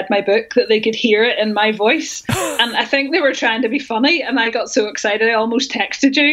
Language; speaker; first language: English; native; English